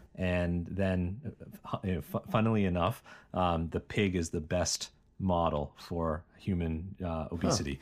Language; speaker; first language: English; native; English